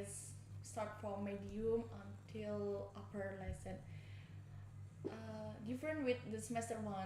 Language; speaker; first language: English; non-native, learner; Indonesian